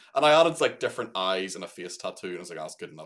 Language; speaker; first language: English; native; English